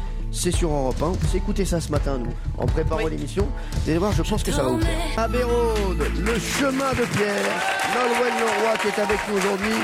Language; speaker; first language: French; native; French